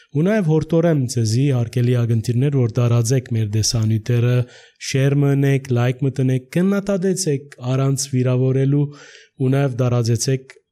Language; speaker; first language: Armenian; early bilingual, heritage; Armenian